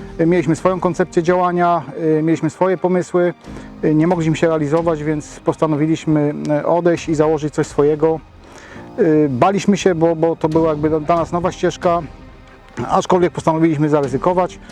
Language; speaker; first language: Polish; native; Polish